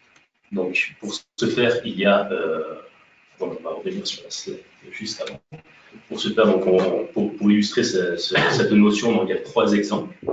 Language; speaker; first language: French; native; French